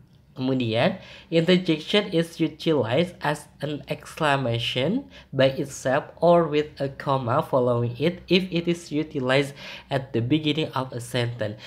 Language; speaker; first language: English; non-native, fluent; Indonesian